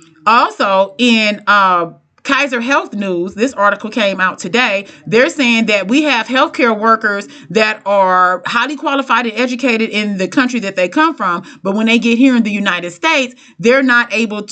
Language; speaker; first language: English; native; English